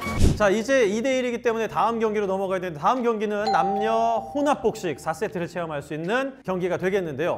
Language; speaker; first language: Korean; native; Korean